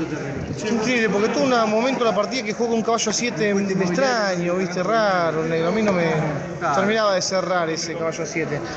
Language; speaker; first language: Spanish; native; Spanish